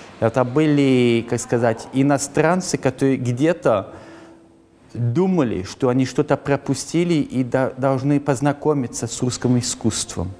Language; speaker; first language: Russian; early bilingual, heritage; Russian